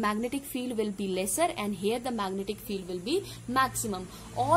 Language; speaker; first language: English; non-native, local second language; Hindi